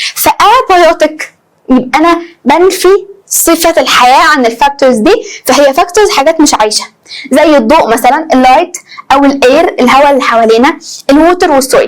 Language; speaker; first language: Arabic; native; Arabic